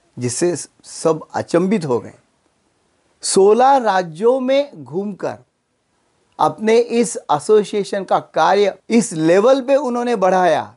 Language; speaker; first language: Hindi; non-native, local second language; Marathi